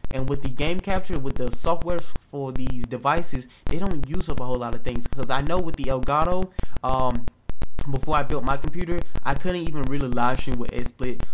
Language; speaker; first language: English; native; English